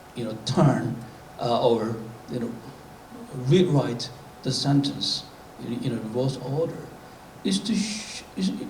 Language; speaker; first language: English; non-native, fluent; Korean